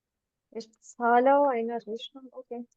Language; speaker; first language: German; non-native, fluent; Marathi